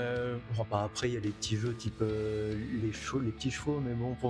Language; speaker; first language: French; native; French